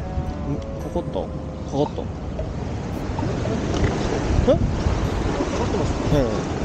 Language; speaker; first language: Japanese; native; Japanese